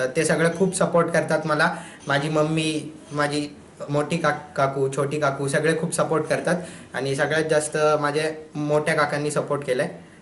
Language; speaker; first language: Marathi; non-native, local second language; Hindi